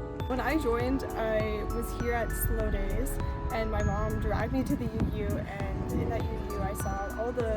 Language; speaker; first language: English; native; English